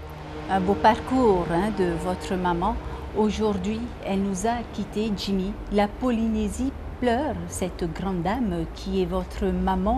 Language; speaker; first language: French; native; French